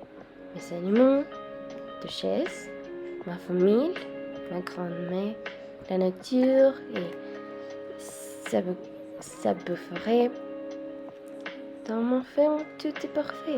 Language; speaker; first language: French; non-native, learner; Spanish